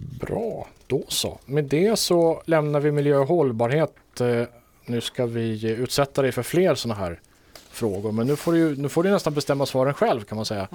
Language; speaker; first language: Swedish; native; Swedish